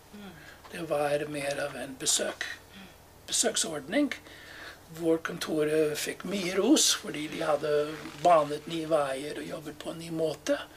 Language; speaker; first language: Norwegian; non-native, fluent; English